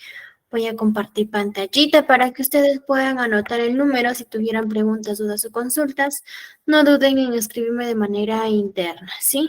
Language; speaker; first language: Spanish; native; Spanish